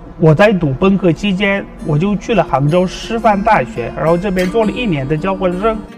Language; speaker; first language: Chinese; non-native, fluent; Bulgarian